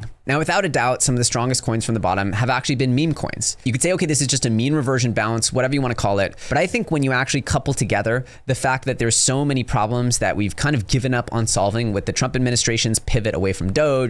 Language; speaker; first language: English; native; English